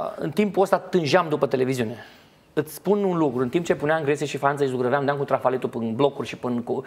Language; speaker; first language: Romanian; native; Romanian